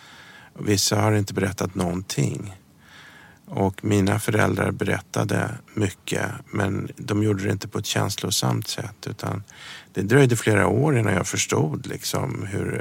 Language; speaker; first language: Swedish; early bilingual, other home language; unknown